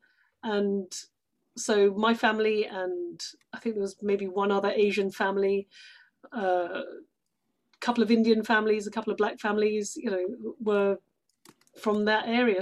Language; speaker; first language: English; native; English